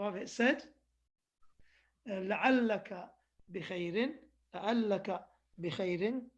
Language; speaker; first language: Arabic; non-native, fluent; English